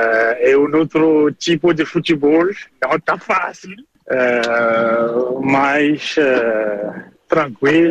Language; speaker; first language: Portuguese; early bilingual, heritage; French